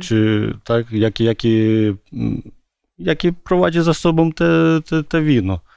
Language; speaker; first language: Polish; non-native, learner; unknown